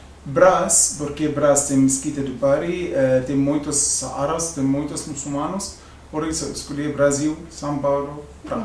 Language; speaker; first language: Portuguese; non-native, learner; Arabic